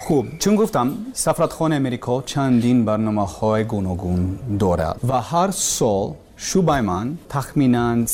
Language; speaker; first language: Persian; non-native, learner; English